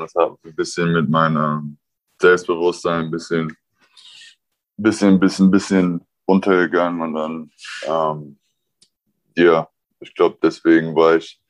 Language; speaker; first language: German; early bilingual, other home language; English